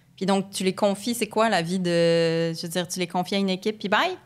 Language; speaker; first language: French; native; French